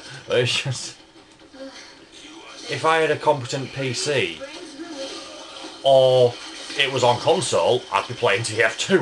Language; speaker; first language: English; native; English